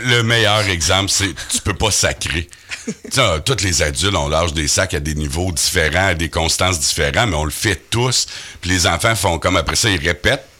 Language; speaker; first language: French; native; French